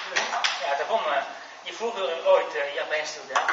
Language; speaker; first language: Dutch; non-native, learner; Chinese